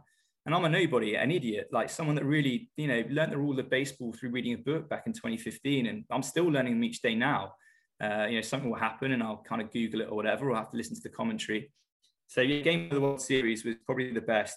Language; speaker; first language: English; native; English